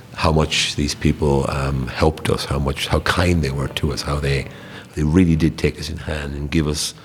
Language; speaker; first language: English; native; English